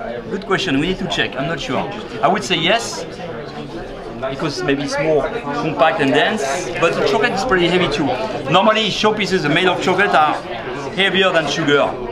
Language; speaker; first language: English; non-native, fluent; French